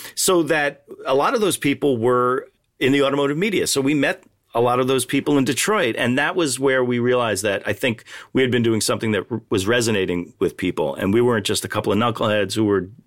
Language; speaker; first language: English; native; English